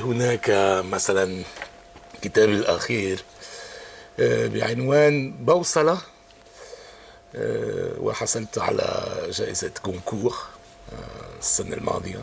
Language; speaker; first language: Arabic; non-native, fluent; French